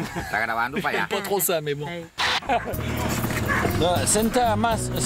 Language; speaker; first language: French; native; French